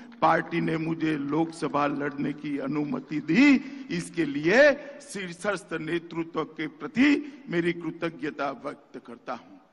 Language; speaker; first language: Hindi; non-native, local second language; Gujarati